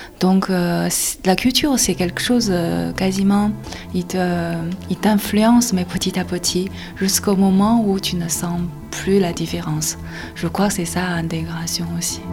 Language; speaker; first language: French; non-native, fluent; Chinese